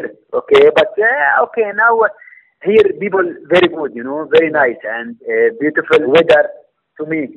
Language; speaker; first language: English; non-native, learner; Arabic